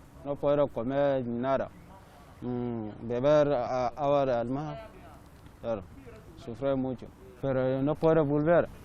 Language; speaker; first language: Spanish; non-native, learner; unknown